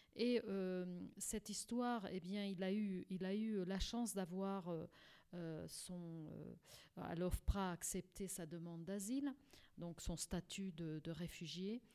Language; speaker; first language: French; non-native, fluent; Portuguese